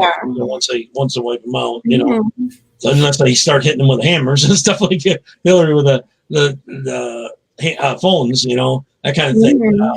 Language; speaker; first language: English; native; English